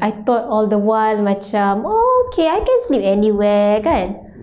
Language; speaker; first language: English; non-native, local second language; Malay